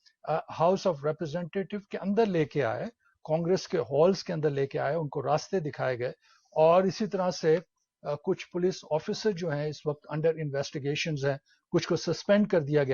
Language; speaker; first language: Urdu; native; Urdu